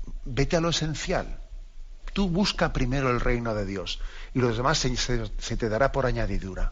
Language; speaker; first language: Spanish; native; Spanish